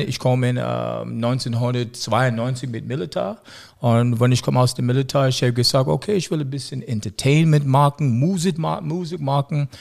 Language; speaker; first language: German; non-native, learner; English